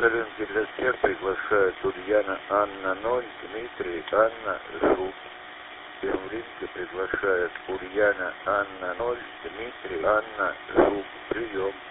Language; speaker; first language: Russian; native; Russian